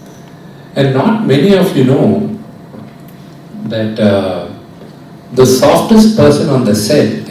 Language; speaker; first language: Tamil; non-native, local second language; Telugu